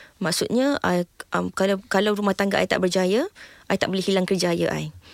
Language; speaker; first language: Malay; native; Malay